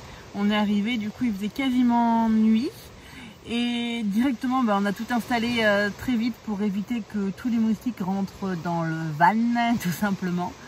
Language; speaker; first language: French; native; French